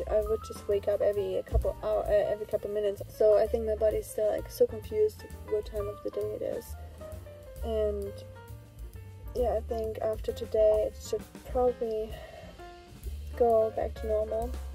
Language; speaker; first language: English; non-native, fluent; German